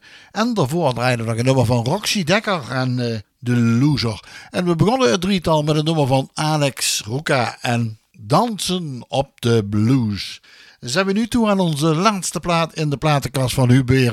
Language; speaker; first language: Dutch; native; Dutch